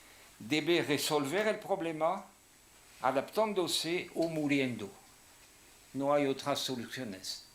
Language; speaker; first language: Spanish; non-native, fluent; French